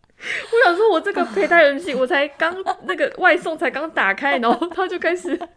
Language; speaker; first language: Chinese; native; Chinese